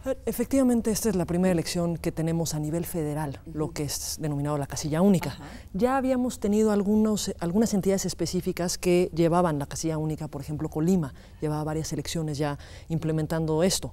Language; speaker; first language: Spanish; native; Spanish